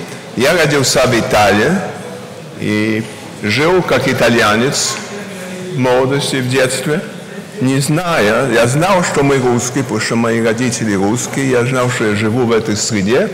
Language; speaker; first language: Russian; early bilingual, heritage; Russian